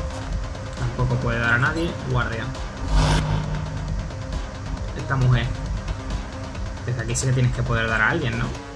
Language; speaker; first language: Spanish; native; Spanish